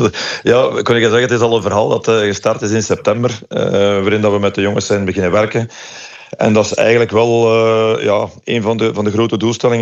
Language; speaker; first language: Dutch; native; Dutch